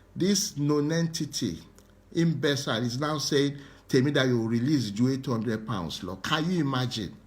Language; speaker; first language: English; non-native, local second language; Yoruba